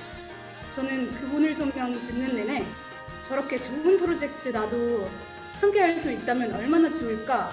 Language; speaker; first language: Korean; non-native, fluent; Arabic